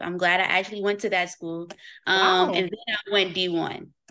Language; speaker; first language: English; native; English